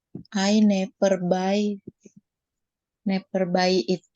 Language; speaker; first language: English; non-native, learner; Indonesian